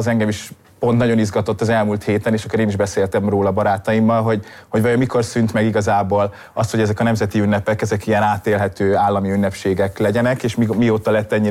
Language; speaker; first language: Hungarian; native; Hungarian